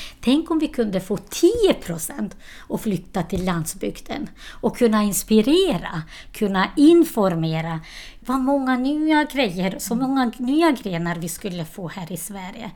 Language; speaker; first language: Swedish; non-native, fluent; Albanian